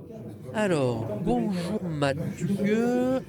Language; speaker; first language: French; native; French